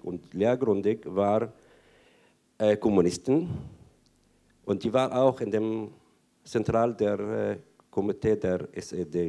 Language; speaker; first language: German; non-native, fluent; Arabic